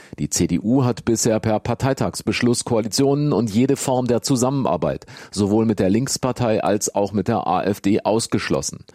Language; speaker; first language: German; native; German